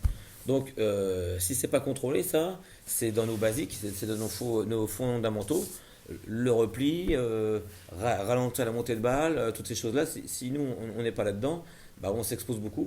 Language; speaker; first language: French; native; French